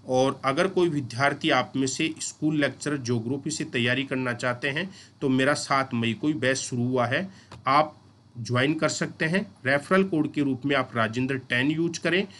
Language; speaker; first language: Hindi; native; Hindi